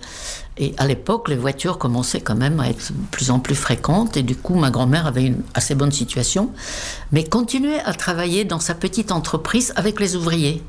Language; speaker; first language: French; non-native, fluent; Czech